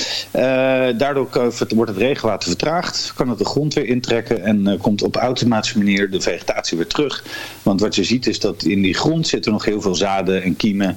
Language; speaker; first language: Dutch; native; Dutch